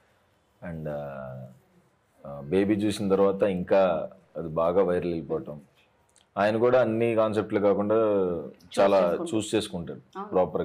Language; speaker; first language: Telugu; native; Telugu